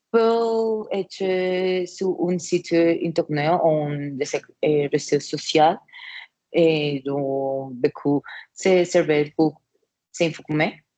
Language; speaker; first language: French; non-native, learner; Spanish